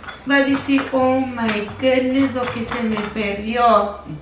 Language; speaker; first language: Spanish; early bilingual, heritage; Spanish